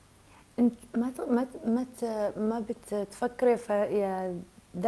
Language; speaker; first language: Arabic; native; Arabic